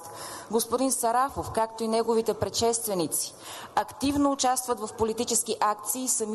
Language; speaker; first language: Bulgarian; native; Bulgarian